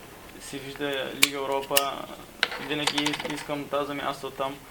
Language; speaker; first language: Bulgarian; non-native, learner; Portuguese